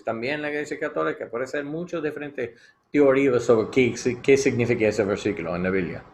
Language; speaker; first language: Spanish; non-native, learner; English